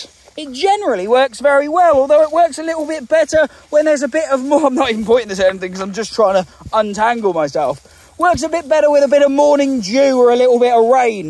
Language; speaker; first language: English; native; English